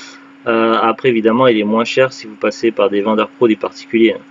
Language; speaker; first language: French; native; French